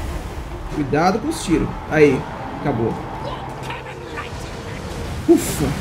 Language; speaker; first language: Portuguese; native; Portuguese